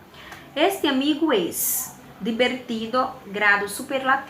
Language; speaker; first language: Spanish; non-native, fluent; Portuguese